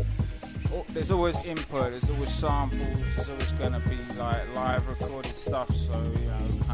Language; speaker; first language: English; native; English